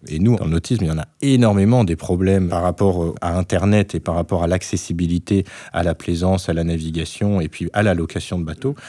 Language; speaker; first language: French; native; French